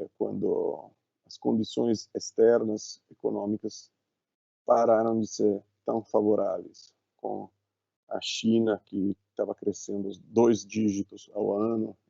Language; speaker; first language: Portuguese; non-native, fluent; Italian